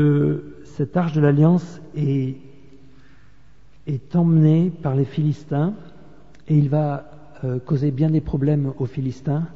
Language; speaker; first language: French; native; French